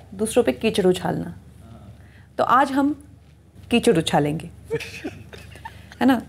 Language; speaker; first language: Hindi; native; Hindi